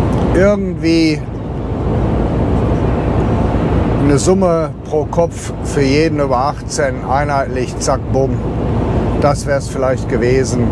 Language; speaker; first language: German; native; German